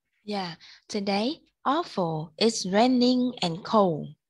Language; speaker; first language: English; non-native, fluent; Vietnamese